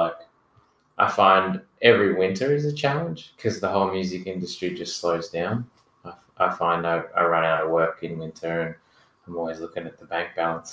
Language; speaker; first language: English; native; English